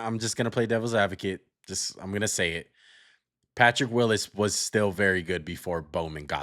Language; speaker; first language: English; native; English